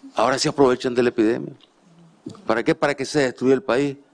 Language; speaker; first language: Spanish; native; Spanish